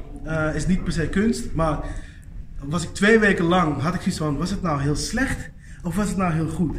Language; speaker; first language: Dutch; native; Dutch